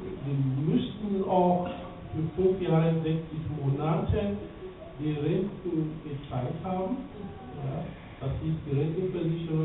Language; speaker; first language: German; non-native, fluent; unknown